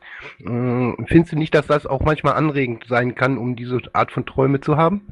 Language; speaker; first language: German; native; German